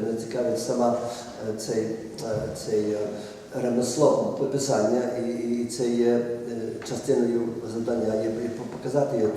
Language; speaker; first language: Ukrainian; early bilingual, heritage; Ukrainian